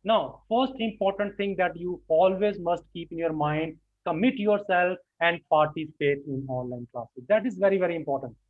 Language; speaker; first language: English; non-native, local second language; Punjabi